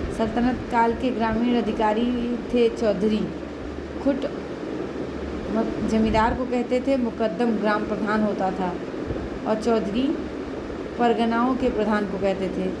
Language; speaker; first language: Hindi; native; Hindi